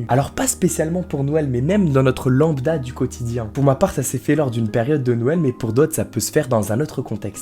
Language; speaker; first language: French; native; French